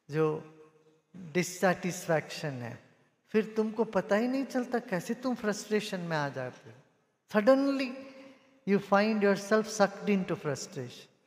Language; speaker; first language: Hindi; non-native, local second language; Tamil